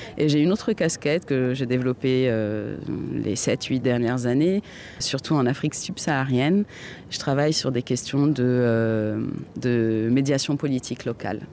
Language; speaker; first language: French; non-native, local second language; Arabic